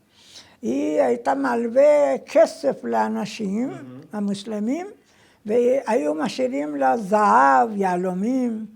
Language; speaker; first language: Hebrew; non-native, fluent; Persian